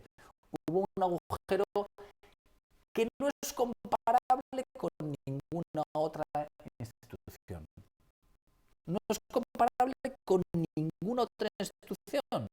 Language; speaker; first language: Spanish; native; Spanish